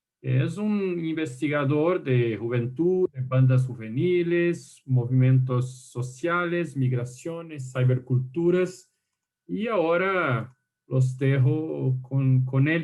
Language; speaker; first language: Spanish; non-native, fluent; Portuguese